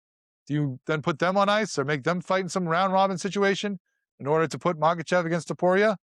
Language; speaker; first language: English; native; English